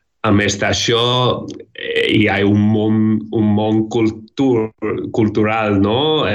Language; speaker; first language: Catalan; non-native, fluent; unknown